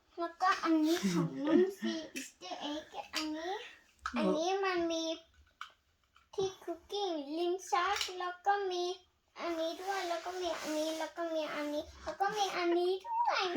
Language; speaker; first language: Thai; early bilingual, heritage; Thai